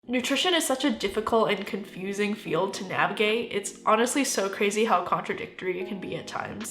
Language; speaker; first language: English; native; English